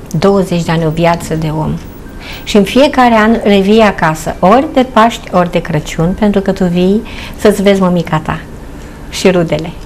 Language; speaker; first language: Romanian; native; Romanian